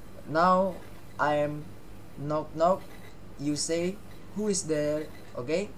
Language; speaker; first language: English; non-native, learner; Thai